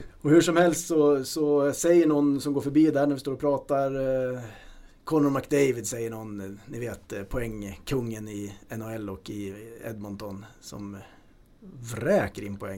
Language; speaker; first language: Swedish; native; Swedish